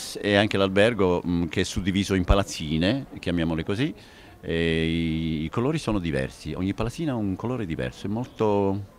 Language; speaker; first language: Italian; native; Italian